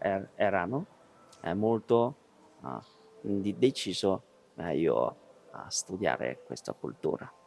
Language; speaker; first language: Italian; non-native, learner; Chinese